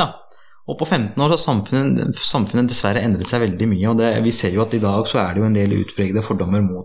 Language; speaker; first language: Norwegian; early bilingual, other home language; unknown